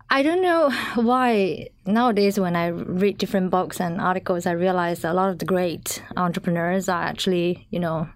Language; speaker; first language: English; non-native, local second language; Chinese